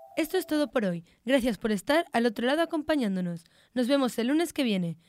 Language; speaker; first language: Spanish; native; Spanish